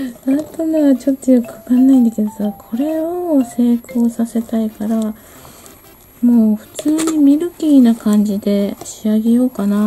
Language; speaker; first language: Japanese; native; Japanese